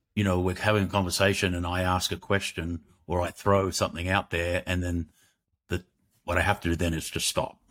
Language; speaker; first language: English; native; English